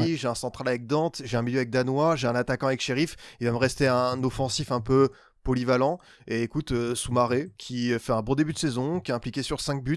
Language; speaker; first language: French; native; French